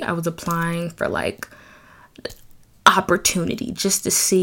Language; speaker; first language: English; native; English